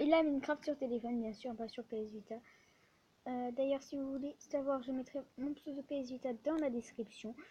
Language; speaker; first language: French; native; French